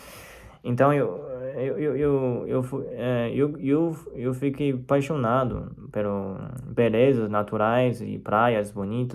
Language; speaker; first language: Portuguese; non-native, fluent; Chinese